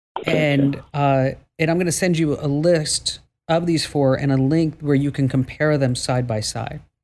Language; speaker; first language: English; native; English